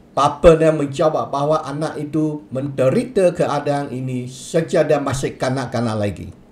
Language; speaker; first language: Malay; non-native, local second language; Chinese